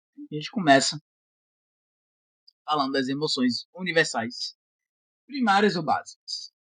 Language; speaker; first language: Portuguese; native; Portuguese